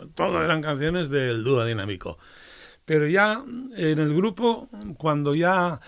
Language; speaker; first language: Spanish; native; Spanish